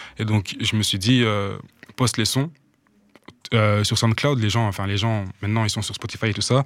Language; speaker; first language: French; non-native, local second language; Rundi